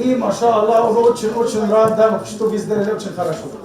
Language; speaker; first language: Russian; non-native, learner; Arabic